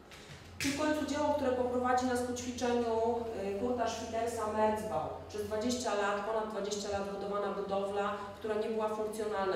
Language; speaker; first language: Polish; native; Polish